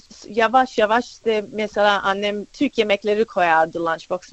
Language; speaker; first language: Turkish; early bilingual, other home language; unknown